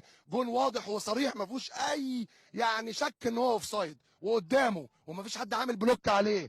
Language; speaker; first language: Arabic; native; Arabic